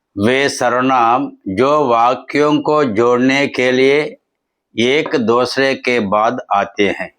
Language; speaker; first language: Hindi; non-native, local second language; Telugu